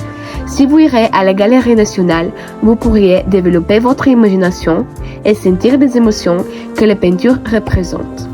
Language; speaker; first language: French; non-native, learner; Bulgarian